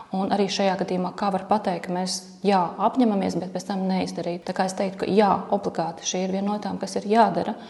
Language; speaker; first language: Latvian; native; Latvian